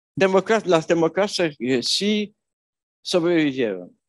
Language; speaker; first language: Spanish; non-native, fluent; Polish